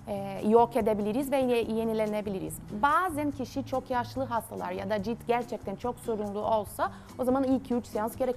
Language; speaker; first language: Turkish; non-native, learner; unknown